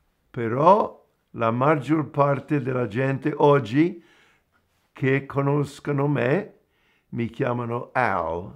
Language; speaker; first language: Italian; early bilingual, heritage; Italian